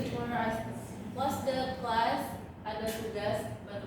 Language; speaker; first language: English; non-native, learner; Indonesian